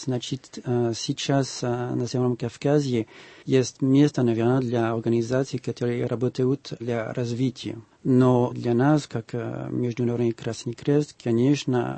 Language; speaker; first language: Russian; non-native, fluent; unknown